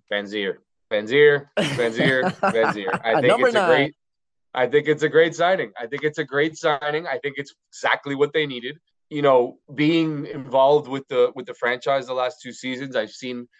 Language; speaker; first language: English; native; English